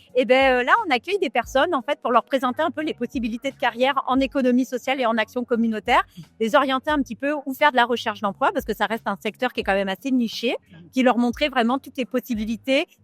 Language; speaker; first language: French; native; French